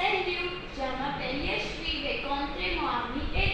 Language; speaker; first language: French; non-native, learner; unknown